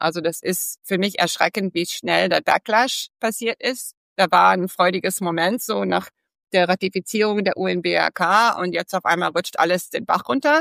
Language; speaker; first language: German; early bilingual, heritage; English